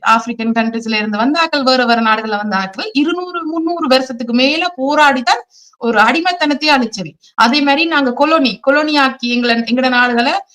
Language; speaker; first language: Tamil; early bilingual, heritage; Tamil